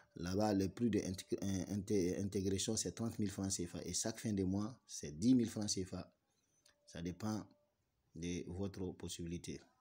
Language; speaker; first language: French; non-native, local second language; Bambara